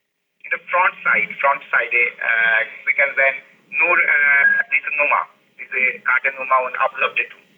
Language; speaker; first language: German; non-native, learner; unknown